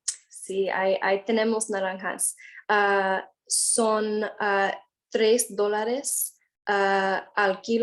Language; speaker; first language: Spanish; non-native, learner; English